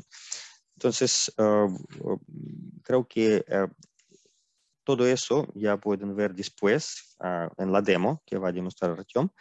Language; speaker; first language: Spanish; non-native, fluent; Russian